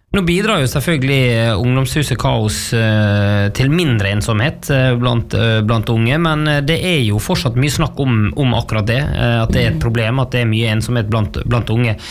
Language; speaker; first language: Norwegian; native; Norwegian